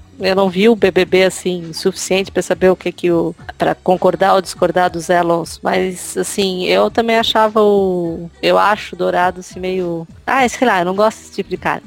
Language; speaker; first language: Portuguese; native; Portuguese